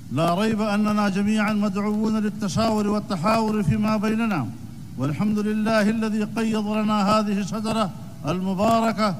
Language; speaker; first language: Arabic; non-native, fluent; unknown